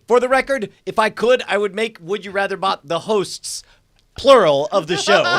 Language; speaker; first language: English; native; English